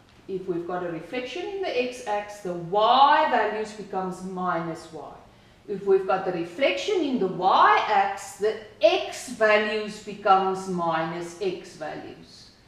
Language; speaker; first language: English; non-native, local second language; Afrikaans